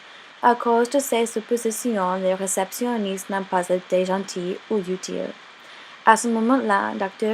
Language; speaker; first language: French; non-native, learner; English